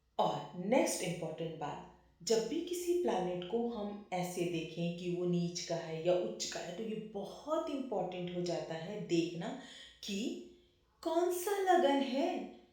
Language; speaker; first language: Hindi; native; Hindi